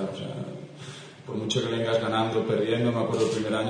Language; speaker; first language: Spanish; non-native, local second language; Catalan